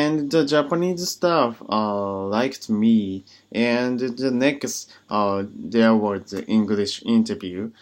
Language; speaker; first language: English; non-native, learner; Japanese